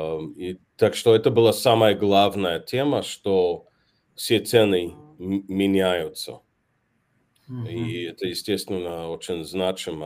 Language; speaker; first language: Russian; non-native, fluent; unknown